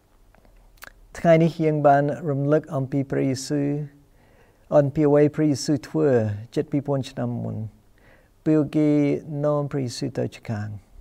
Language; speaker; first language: Khmer; non-native, fluent; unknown